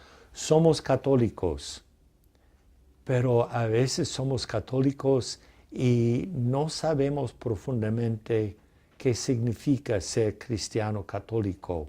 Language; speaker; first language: Spanish; non-native, fluent; English